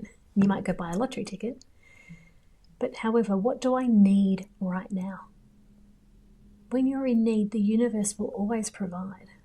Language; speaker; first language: English; native; English